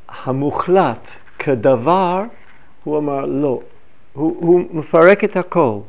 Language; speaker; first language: Hebrew; non-native, fluent; English